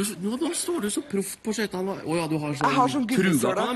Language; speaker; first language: Norwegian; native; Norwegian